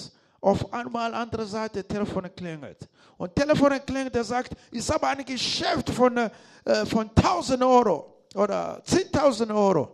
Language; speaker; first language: German; non-native, learner; Lingala